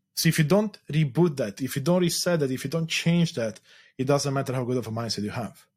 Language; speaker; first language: English; non-native, fluent; Romanian